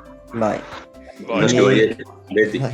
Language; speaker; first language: Basque; non-native, local second language; Spanish